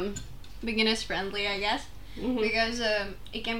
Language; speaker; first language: English; non-native, fluent; Czech